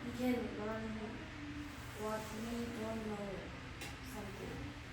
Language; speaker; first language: English; non-native, learner; Korean